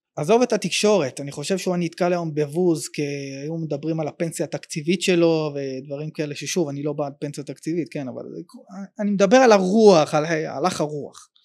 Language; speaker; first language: Hebrew; native; Hebrew